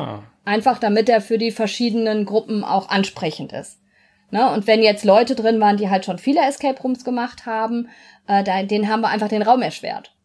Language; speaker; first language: German; native; German